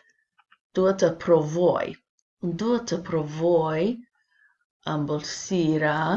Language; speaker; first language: Albanian; non-native, learner; English